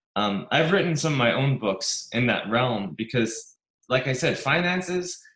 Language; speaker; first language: English; native; English